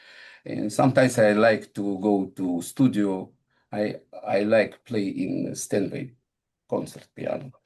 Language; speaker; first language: English; non-native, learner; Russian